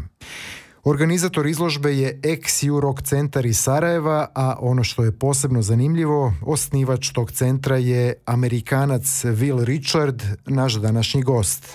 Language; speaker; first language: Serbian; native; Serbian